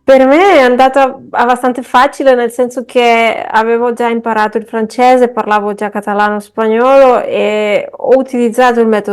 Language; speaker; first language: Italian; non-native, fluent; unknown